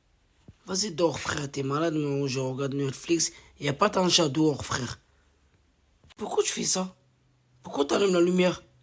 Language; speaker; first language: French; non-native, learner; Arabic